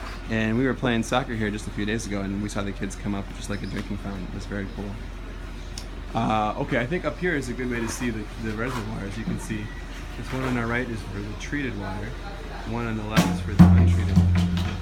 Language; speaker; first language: English; native; English